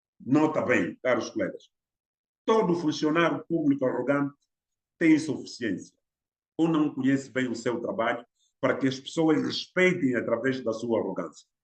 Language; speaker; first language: Portuguese; non-native, local second language; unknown